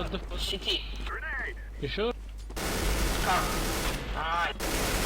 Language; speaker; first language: English; non-native, learner; Polish